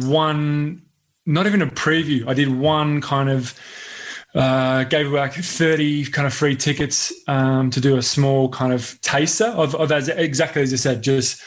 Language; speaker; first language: English; native; English